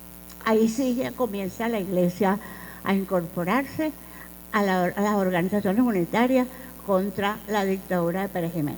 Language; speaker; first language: Spanish; native; Spanish